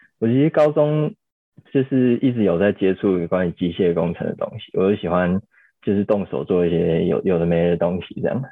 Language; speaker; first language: Chinese; native; Chinese